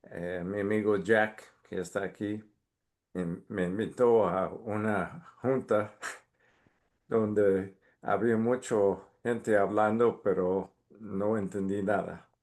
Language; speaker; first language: Spanish; non-native, fluent; English